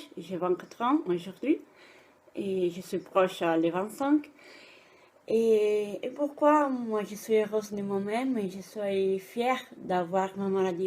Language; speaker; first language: French; non-native, fluent; Italian